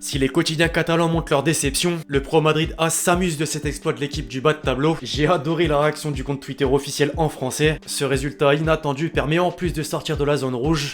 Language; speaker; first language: French; native; French